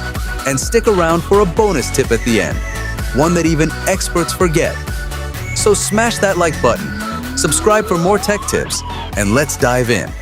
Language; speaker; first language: English; native; English